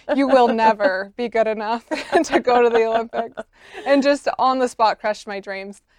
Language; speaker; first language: English; native; English